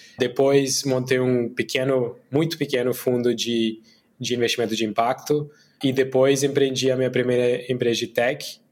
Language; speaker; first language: Portuguese; non-native, fluent; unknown